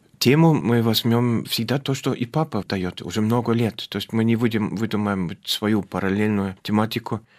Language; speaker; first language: Russian; non-native, fluent; German